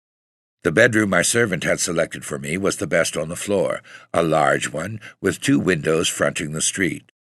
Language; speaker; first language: English; native; English